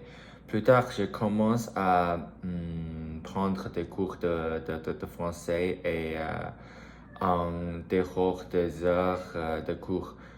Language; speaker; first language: French; non-native, learner; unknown